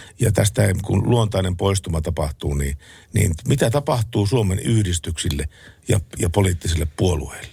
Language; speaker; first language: Finnish; native; Finnish